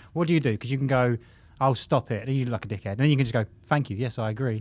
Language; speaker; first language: English; native; English